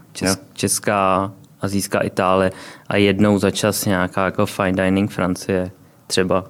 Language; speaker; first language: Czech; early bilingual, other home language; Vietnamese